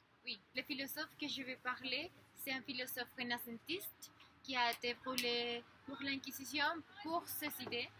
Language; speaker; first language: French; non-native, learner; Spanish